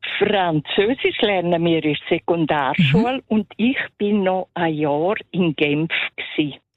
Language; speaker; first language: German; native; German